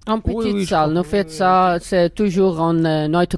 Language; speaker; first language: French; non-native, learner; Arabic